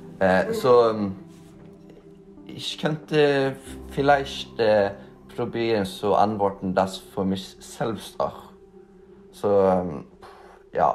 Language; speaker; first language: German; non-native, learner; Norwegian